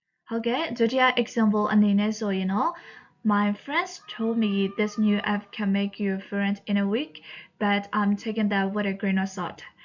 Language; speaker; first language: English; non-native, fluent; Burmese